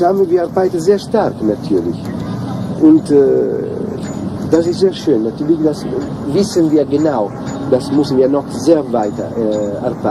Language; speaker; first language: German; non-native, learner; Italian